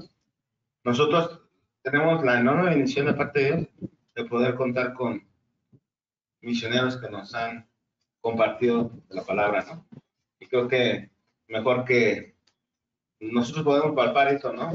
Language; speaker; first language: Spanish; native; Spanish